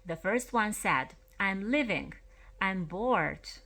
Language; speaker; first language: English; non-native, fluent; Albanian